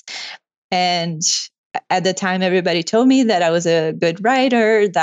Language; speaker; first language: English; non-native, fluent; Portuguese